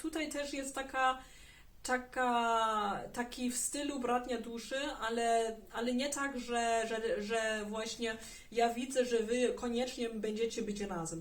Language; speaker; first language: Polish; early bilingual, heritage; German